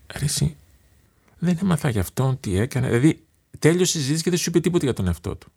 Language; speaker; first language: Greek; native; Greek